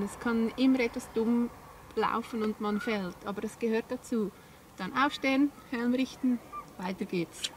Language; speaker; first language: German; native; German